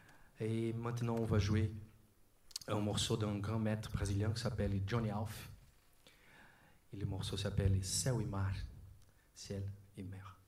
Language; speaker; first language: French; non-native, learner; Portuguese